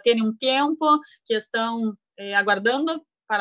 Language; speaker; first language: Spanish; non-native, learner; Portuguese